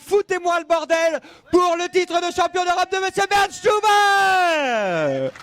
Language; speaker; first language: French; native; French